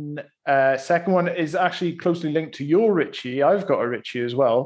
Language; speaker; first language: English; native; English